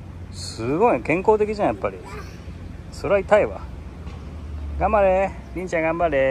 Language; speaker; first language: Japanese; native; Japanese